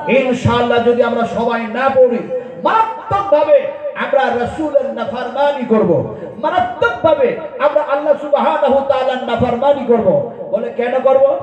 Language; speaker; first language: Bangla; non-native, local second language; Urdu